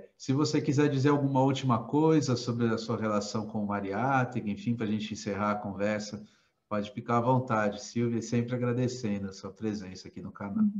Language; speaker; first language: Portuguese; native; Portuguese